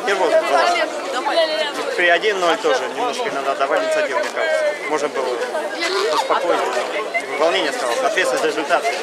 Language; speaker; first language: Russian; native; Russian